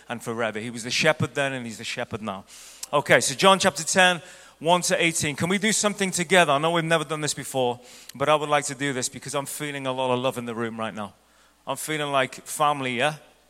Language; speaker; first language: English; native; English